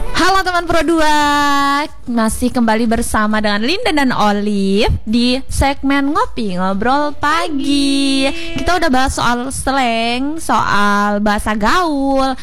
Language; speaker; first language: Indonesian; non-native, local second language; Javanese